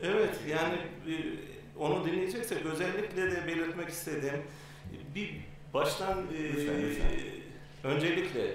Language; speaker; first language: Turkish; native; Turkish